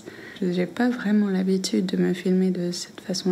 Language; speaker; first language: French; non-native, fluent; English